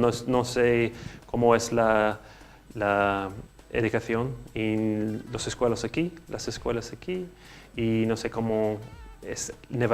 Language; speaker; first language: Spanish; non-native, learner; English